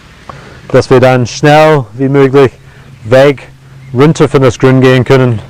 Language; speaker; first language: German; non-native, fluent; English